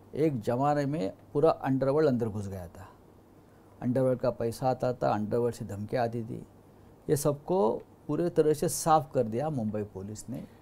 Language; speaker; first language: Hindi; non-native, local second language; Marathi